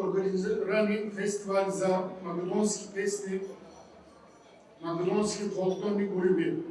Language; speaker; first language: Macedonian; early bilingual, heritage; Macedonian